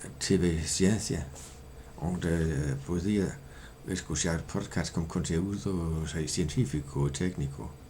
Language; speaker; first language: Portuguese; non-native, learner; Danish